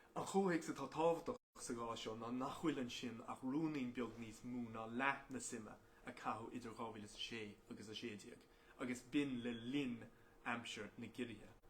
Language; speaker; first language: Irish; non-native, local second language; English